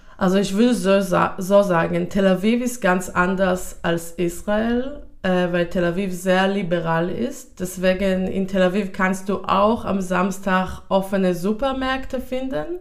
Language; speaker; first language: German; non-native, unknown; Hebrew